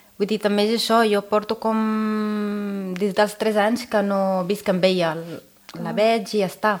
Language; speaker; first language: Catalan; non-native, fluent; Arabic